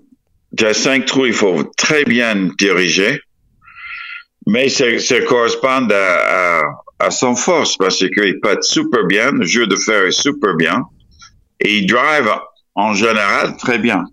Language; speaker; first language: French; non-native, fluent; English